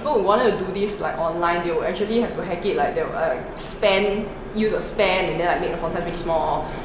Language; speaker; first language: English; non-native, local second language; Min Nan Chinese